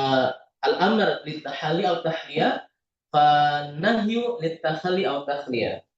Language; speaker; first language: Arabic; non-native, fluent; Indonesian